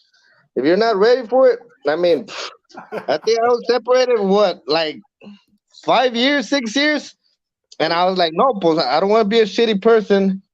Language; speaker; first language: English; early bilingual, other home language; Spanish